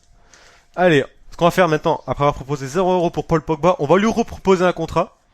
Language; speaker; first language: French; native; French